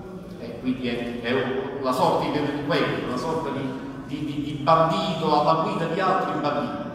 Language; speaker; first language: Italian; native; Italian